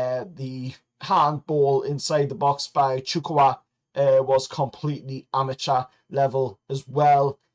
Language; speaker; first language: English; native; English